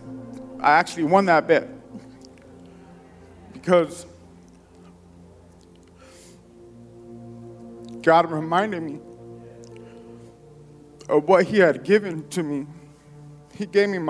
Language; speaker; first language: English; native; English